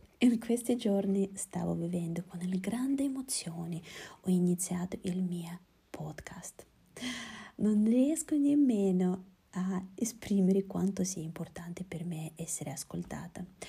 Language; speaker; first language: Italian; non-native, fluent; Russian